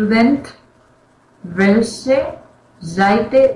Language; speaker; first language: German; non-native, learner; Spanish